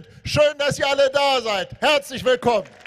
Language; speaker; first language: German; native; German